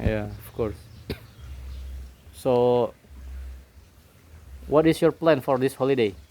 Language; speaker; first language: English; non-native, learner; Indonesian